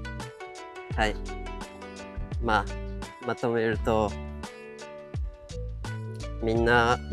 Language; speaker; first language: Japanese; non-native, fluent; English